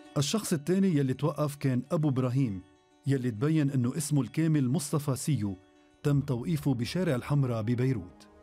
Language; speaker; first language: Arabic; native; Arabic